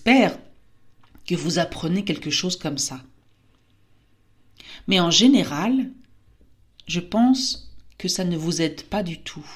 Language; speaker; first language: French; native; French